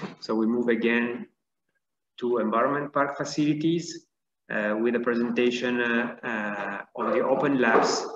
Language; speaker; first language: English; non-native, fluent; Italian